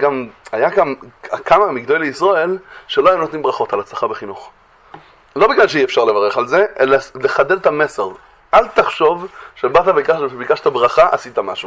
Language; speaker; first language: Hebrew; native; Hebrew